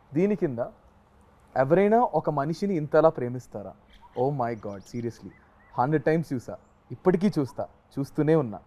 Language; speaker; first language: Telugu; native; Telugu